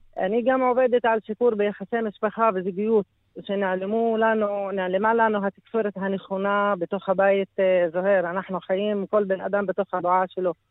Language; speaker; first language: Hebrew; non-native, local second language; Arabic